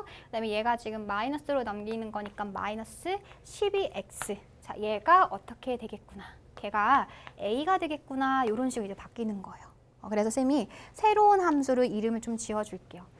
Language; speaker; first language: Korean; native; Korean